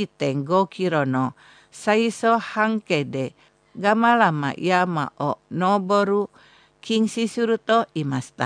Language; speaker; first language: Japanese; non-native, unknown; Indonesian